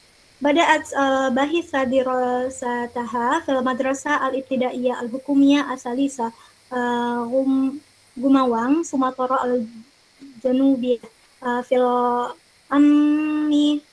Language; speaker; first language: Arabic; non-native, learner; Indonesian